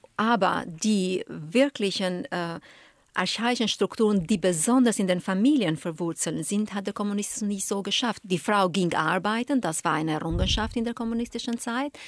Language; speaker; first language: German; non-native, fluent; Albanian